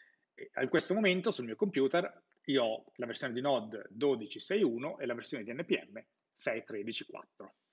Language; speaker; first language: Italian; native; Italian